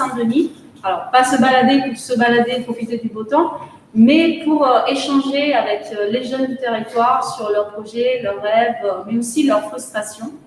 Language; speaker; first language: French; native; French